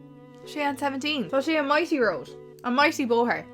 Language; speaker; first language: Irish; non-native, local second language; English